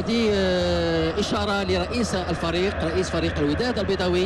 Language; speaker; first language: Arabic; native; Arabic